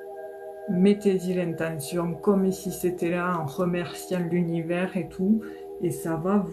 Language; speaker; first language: French; native; French